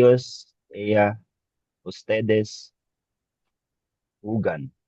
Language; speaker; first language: Spanish; non-native, learner; Filipino